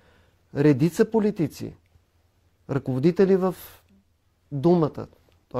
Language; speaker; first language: Bulgarian; native; Bulgarian